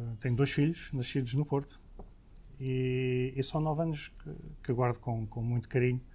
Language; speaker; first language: Portuguese; early bilingual, heritage; Portuguese